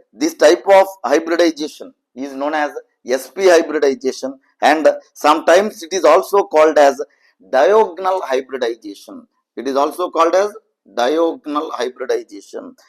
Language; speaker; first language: English; non-native, local second language; Telugu